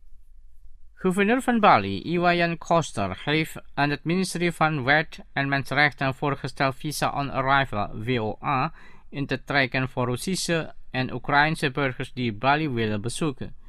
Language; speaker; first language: Dutch; non-native, fluent; Indonesian